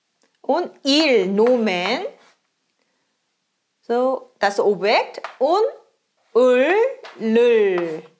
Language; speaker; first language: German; non-native, fluent; Korean